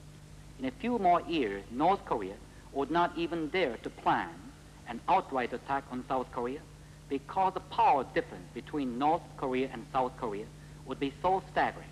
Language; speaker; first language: English; non-native, local second language; Korean